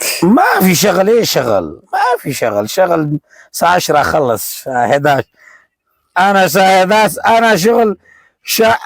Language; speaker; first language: Arabic; non-native, learner; Urdu